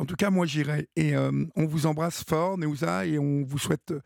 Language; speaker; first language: French; native; French